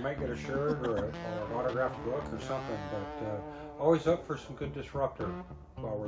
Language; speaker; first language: English; native; English